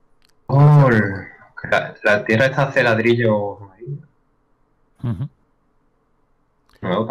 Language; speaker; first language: Spanish; native; Spanish